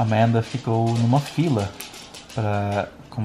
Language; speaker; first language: Portuguese; non-native, fluent; English